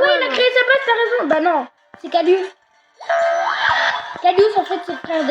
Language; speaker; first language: French; native; French